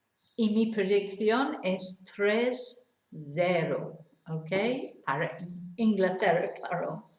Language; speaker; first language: Spanish; non-native, learner; English